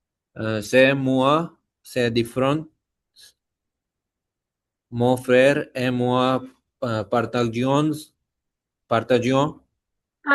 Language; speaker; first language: French; non-native, learner; Hindi